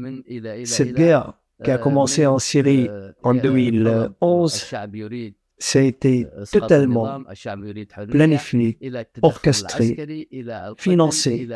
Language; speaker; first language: French; non-native, fluent; Arabic